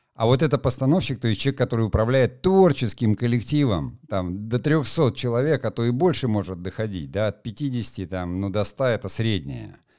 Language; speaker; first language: Russian; native; Russian